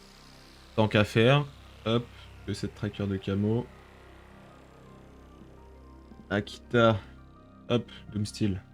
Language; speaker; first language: French; native; French